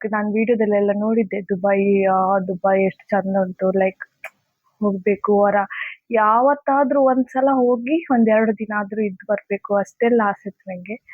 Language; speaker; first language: Kannada; native; Kannada